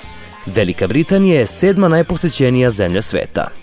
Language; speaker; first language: Serbian; native; Serbian